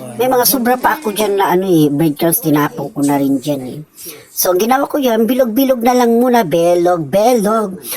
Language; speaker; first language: Filipino; non-native, local second language; Cebuano